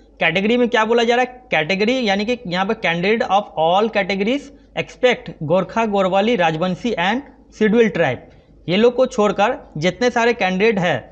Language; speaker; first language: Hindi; non-native, local second language; Bangla